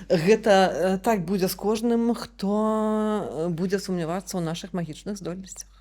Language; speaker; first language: Belarusian; non-native, local second language; Russian